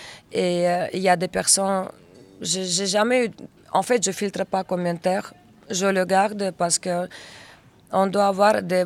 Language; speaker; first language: French; non-native, fluent; Russian